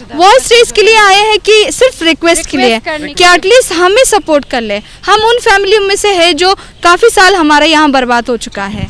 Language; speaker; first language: Hindi; non-native, fluent; Persian